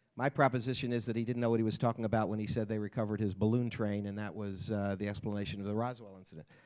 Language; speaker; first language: English; native; English